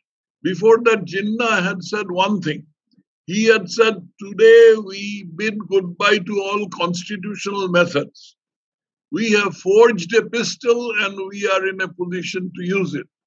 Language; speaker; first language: English; non-native, local second language; Bangla